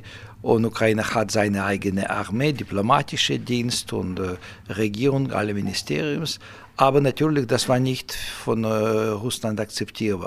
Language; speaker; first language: German; non-native, fluent; Russian